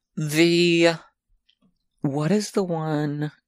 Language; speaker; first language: English; native; English